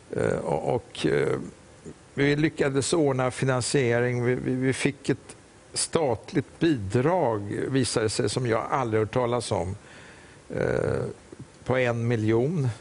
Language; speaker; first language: Swedish; native; Swedish